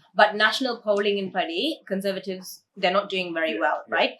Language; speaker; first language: English; early bilingual, other home language; Tamil